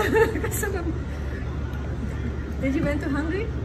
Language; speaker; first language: English; non-native, learner; Hungarian